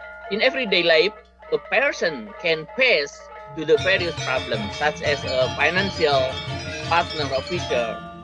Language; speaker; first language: English; non-native, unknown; Indonesian